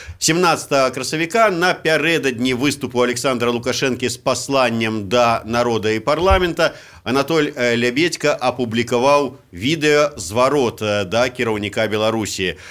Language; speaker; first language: Belarusian; native; Belarusian